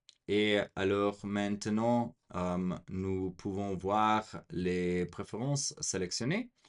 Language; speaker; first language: French; non-native, fluent; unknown